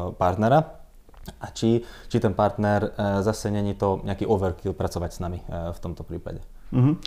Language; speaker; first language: Slovak; non-native, local second language; Hungarian